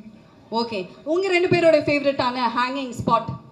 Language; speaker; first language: Tamil; native; Tamil